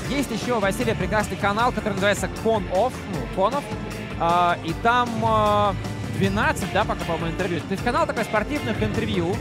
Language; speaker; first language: Russian; native; Russian